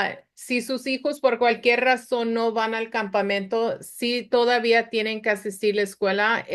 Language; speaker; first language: Spanish; early bilingual, other home language; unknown